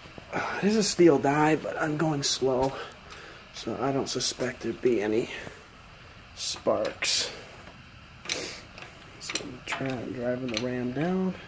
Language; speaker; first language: English; native; English